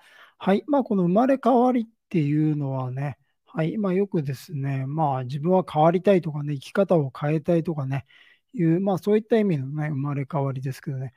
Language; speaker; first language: Japanese; native; Japanese